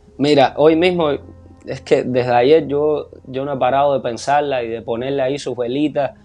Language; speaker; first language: Spanish; native; Spanish